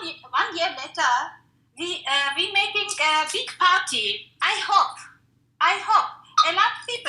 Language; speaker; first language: English; non-native, learner; Russian